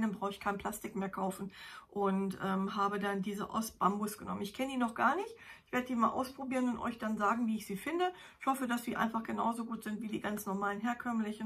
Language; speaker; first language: German; native; German